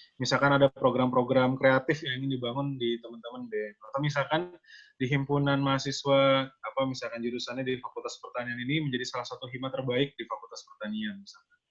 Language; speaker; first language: Indonesian; native; Indonesian